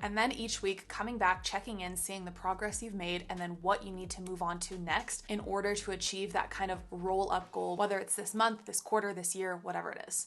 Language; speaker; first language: English; native; English